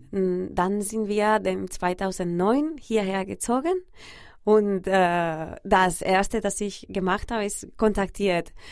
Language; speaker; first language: German; non-native, fluent; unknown